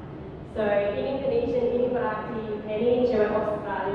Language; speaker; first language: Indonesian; non-native, fluent; English